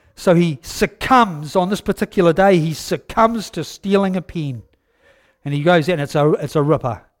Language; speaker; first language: English; native; English